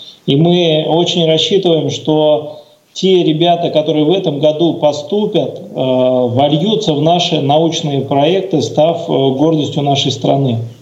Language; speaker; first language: Russian; native; Russian